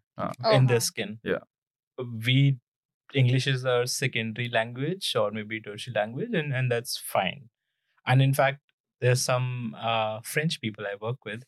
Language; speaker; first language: English; non-native, local second language; Punjabi